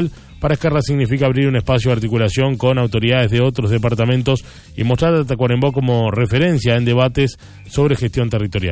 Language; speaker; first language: Spanish; native; Spanish